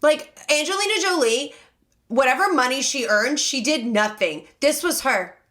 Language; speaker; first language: English; native; English